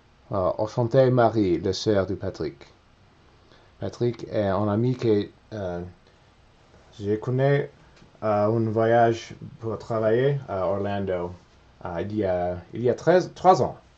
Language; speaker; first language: French; non-native, learner; English